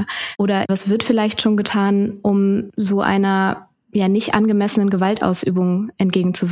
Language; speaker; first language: German; native; German